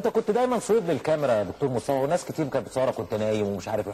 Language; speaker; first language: Arabic; native; Arabic